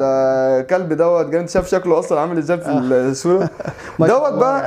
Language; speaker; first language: Arabic; native; Arabic